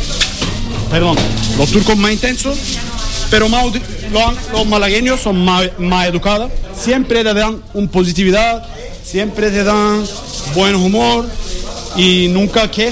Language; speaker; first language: Spanish; non-native, learner; Turkish